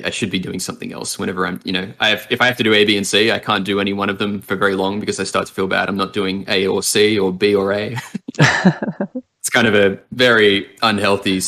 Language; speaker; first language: English; native; English